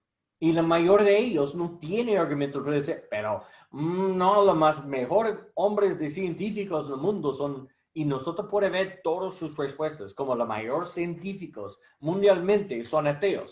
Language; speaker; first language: Spanish; non-native, learner; English